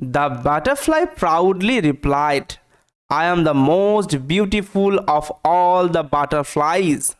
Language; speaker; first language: English; non-native, local second language; Bangla